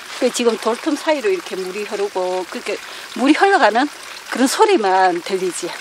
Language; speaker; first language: Korean; native; Korean